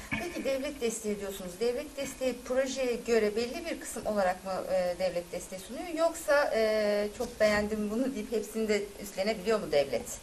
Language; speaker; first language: Turkish; native; Turkish